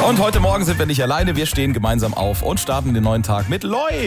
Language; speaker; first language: German; native; German